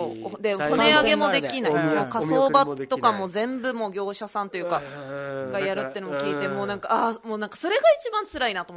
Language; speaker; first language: Japanese; native; Japanese